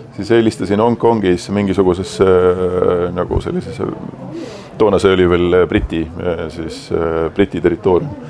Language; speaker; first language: Estonian; native; Estonian